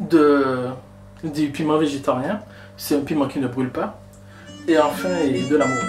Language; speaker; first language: French; native; French